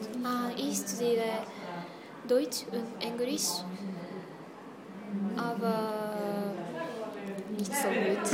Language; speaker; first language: German; non-native, learner; Japanese